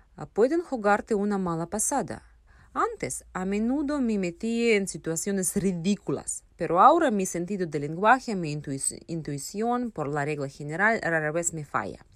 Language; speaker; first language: Spanish; non-native, fluent; Russian